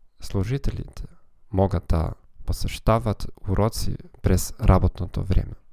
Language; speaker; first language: Macedonian; non-native, learner; German